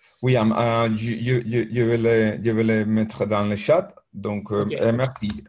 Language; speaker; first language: French; non-native, learner; Spanish